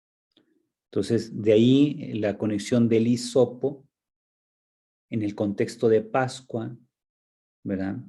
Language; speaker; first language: Spanish; native; Spanish